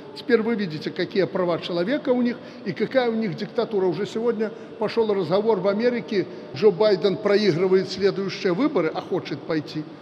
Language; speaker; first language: Russian; non-native, local second language; Belarusian